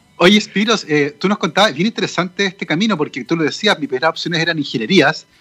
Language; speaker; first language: Spanish; native; Spanish